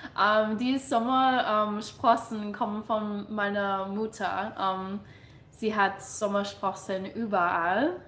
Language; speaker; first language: German; non-native, learner; English